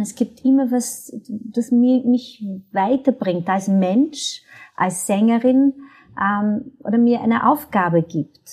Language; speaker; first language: German; non-native, fluent; Portuguese